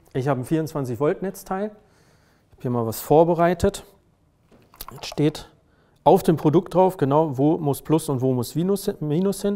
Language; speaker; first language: German; native; German